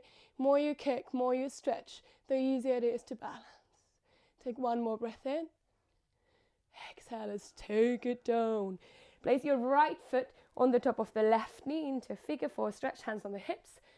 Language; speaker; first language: English; non-native, fluent; Finnish